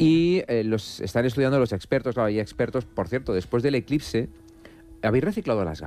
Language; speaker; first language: Spanish; native; Spanish